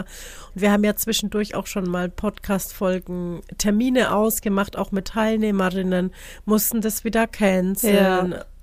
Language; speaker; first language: German; native; German